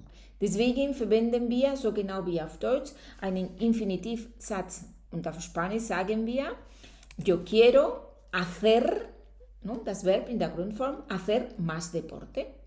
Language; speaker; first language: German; non-native, fluent; Spanish